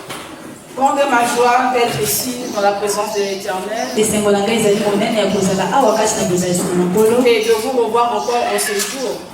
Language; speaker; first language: French; non-native, local second language; Lingala